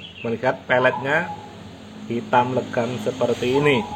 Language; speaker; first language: Indonesian; non-native, local second language; Javanese